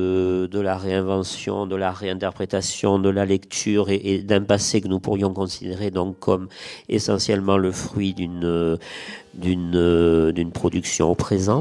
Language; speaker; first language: French; native; French